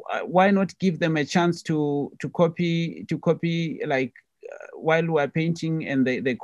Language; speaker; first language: English; non-native, local second language; Tswana